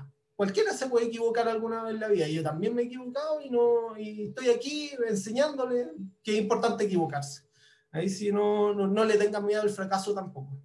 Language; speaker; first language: Spanish; native; Spanish